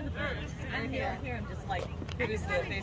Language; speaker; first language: English; native; English